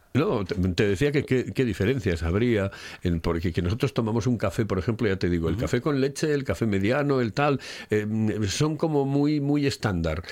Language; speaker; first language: Spanish; native; Spanish